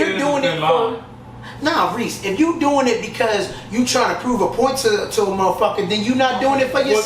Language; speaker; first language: English; native; English